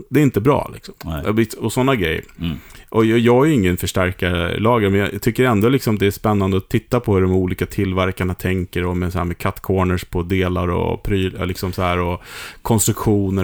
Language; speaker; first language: Swedish; native; Swedish